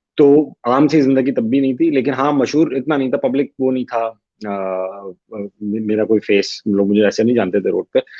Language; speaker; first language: Urdu; native; Urdu